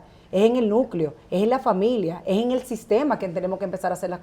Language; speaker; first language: Spanish; native; Spanish